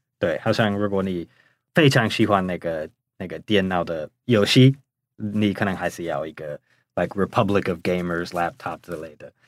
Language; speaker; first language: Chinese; non-native, fluent; English